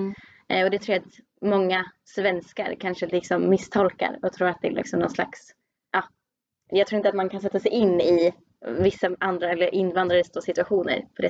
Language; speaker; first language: Swedish; native; Swedish